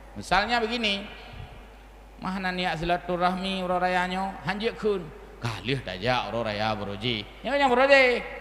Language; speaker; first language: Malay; non-native, local second language; Achinese